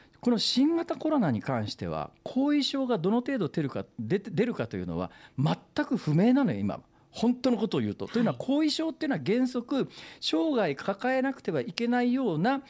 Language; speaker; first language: Japanese; native; Japanese